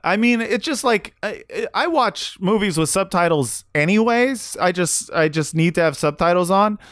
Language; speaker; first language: English; native; English